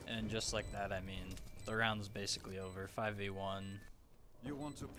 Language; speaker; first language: English; native; English